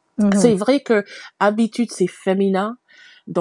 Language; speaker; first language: French; non-native, fluent; English